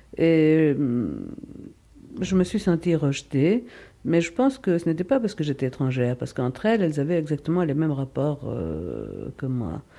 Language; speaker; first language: French; non-native, fluent; Greek